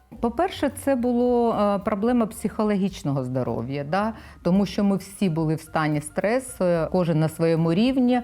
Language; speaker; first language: Ukrainian; non-native, local second language; Russian